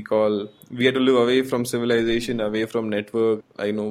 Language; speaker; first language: English; non-native, local second language; Gujarati